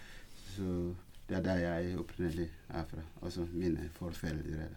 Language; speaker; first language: Norwegian; non-native, fluent; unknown